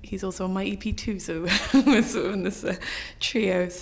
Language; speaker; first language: English; native; English